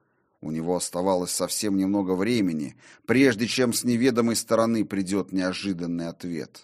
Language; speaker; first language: Russian; native; Russian